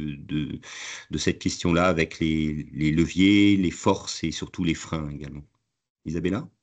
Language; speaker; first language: French; native; French